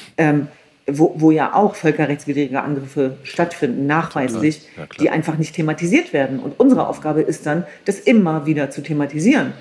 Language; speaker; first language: German; early bilingual, other home language; Kurdish